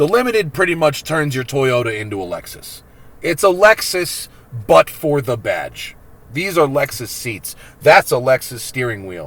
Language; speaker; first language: English; native; English